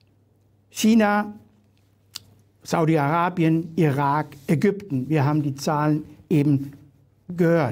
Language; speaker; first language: German; native; German